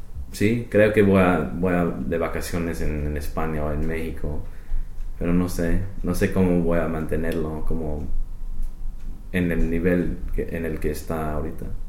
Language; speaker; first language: Spanish; non-native, fluent; English